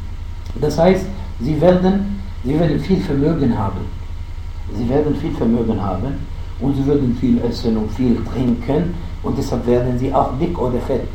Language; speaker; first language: German; non-native, fluent; Arabic